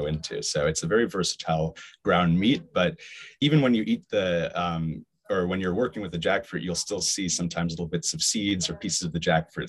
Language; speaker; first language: English; native; English